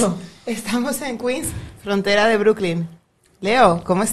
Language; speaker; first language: Spanish; native; Spanish